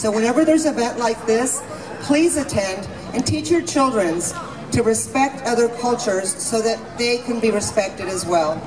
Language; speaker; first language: English; early bilingual, other home language; Spanish